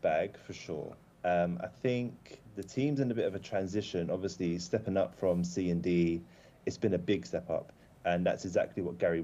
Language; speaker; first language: English; native; English